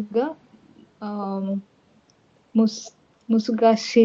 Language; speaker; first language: Japanese; non-native, learner; Kannada